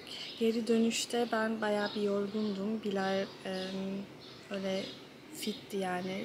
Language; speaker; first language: Turkish; early bilingual, heritage; Turkish